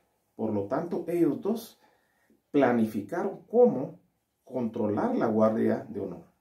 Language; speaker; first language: Spanish; native; Spanish